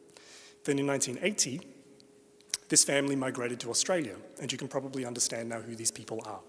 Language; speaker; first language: English; native; English